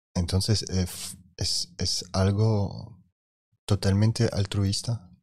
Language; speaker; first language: Spanish; non-native, fluent; French